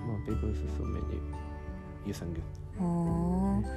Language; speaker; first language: English; non-native, learner; Korean